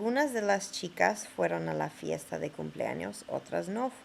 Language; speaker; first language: Spanish; non-native, fluent; English